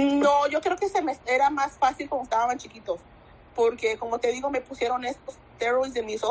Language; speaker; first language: Spanish; early bilingual, other home language; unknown